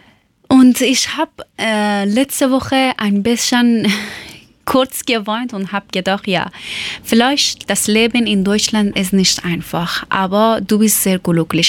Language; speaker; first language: German; non-native, learner; Persian